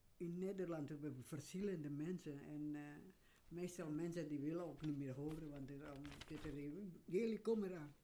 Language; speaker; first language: Dutch; non-native, learner; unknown